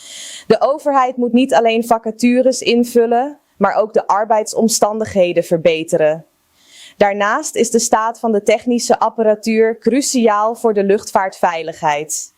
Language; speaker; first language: Dutch; native; Dutch